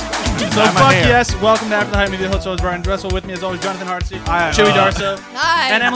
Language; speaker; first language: English; native; English